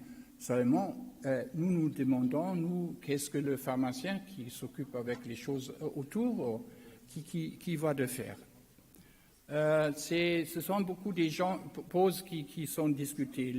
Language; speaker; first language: French; non-native, learner; German